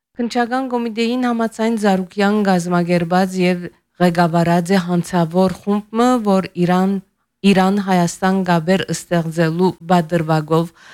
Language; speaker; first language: Armenian; early bilingual, heritage; Armenian